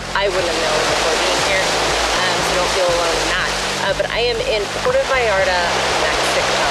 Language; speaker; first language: English; native; English